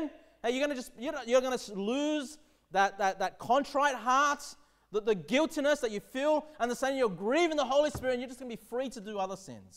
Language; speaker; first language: English; native; English